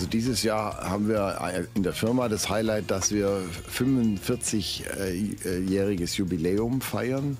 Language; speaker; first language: German; native; German